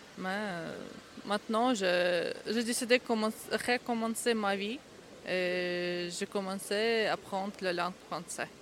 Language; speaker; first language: French; non-native, learner; Ukrainian